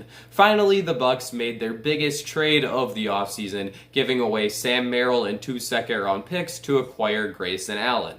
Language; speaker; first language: English; native; English